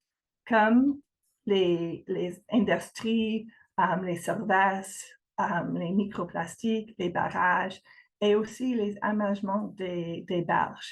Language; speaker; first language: French; non-native, fluent; English